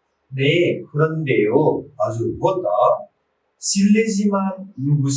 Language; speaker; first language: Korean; non-native, fluent; Nepali